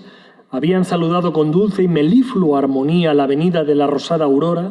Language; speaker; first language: Spanish; native; Spanish